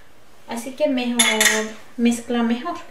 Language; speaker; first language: Spanish; non-native, learner; Turkish